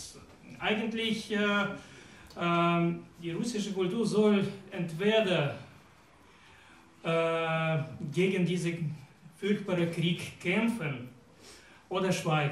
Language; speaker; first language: German; non-native, learner; Russian